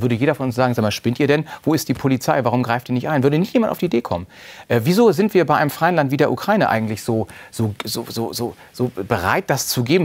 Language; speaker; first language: German; native; German